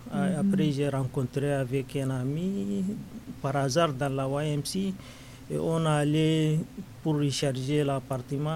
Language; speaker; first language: French; non-native, learner; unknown